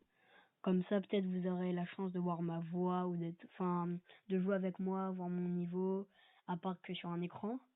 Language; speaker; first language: French; native; French